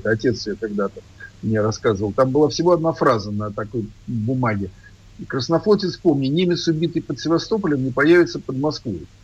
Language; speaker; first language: Russian; native; Russian